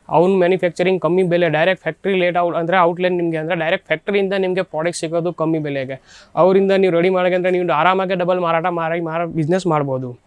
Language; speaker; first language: Kannada; non-native, learner; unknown